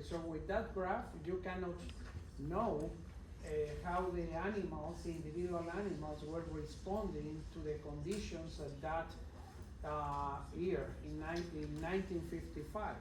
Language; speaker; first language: English; non-native, fluent; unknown